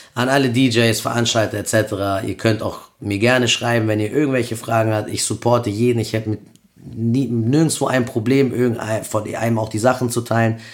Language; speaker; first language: German; early bilingual, other home language; Spanish